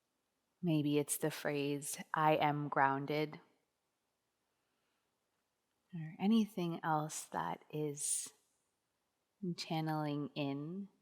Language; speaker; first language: English; native; English